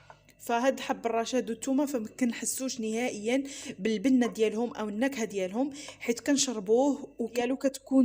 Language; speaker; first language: Arabic; native; Arabic